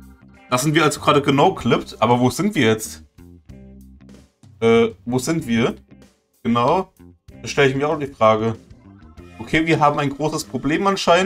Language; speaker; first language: German; native; German